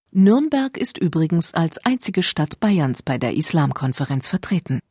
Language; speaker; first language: German; native; German